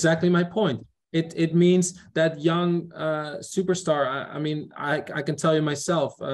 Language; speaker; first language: English; non-native, fluent; Dutch